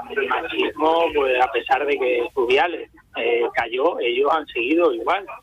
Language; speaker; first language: Spanish; native; Spanish